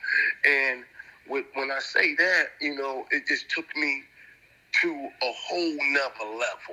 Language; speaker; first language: English; native; English